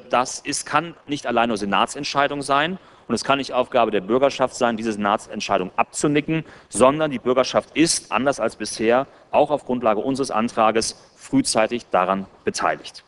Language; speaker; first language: German; native; German